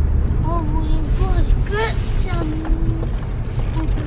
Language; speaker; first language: French; native; French